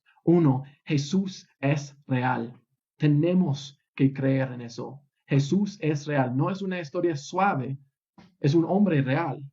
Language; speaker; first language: Spanish; non-native, fluent; English